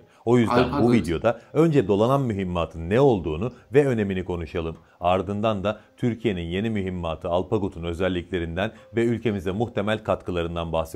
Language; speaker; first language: Turkish; native; Turkish